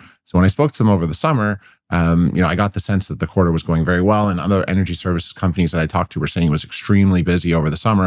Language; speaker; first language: English; native; English